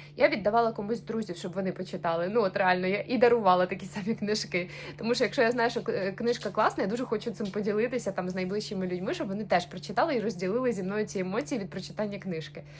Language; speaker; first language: Ukrainian; native; Ukrainian